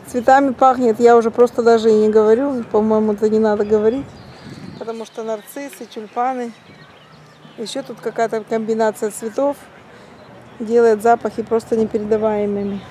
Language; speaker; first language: Russian; native; Russian